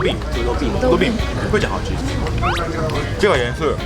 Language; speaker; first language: Chinese; non-native, learner; Japanese